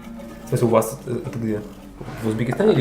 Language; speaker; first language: Russian; native; Russian